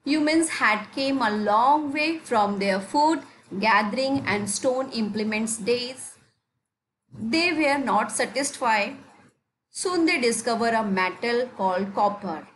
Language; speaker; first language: English; non-native, local second language; Hindi